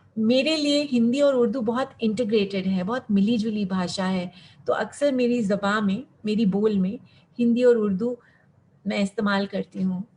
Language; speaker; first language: Hindi; early bilingual, heritage; Hindi